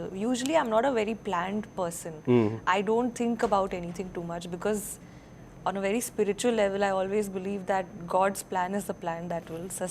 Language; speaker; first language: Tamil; non-native, learner; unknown